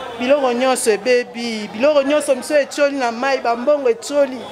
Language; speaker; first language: Lingala; native; Lingala